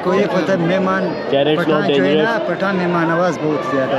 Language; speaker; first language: Hindi; non-native, local second language; Pashto